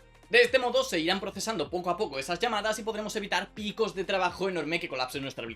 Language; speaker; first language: Spanish; native; Spanish